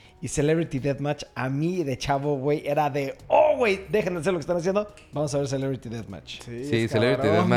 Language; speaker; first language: Spanish; native; Spanish